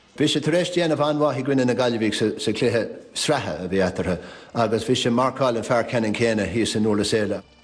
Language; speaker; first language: Irish; native; Irish